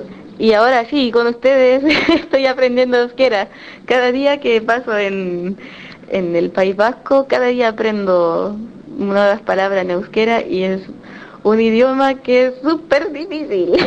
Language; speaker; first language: Spanish; non-native, fluent; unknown